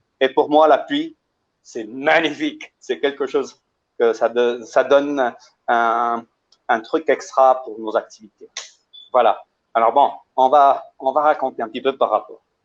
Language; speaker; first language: French; early bilingual, heritage; Spanish